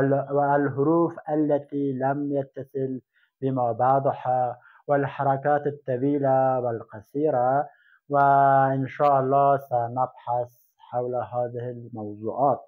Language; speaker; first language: Arabic; non-native, fluent; Persian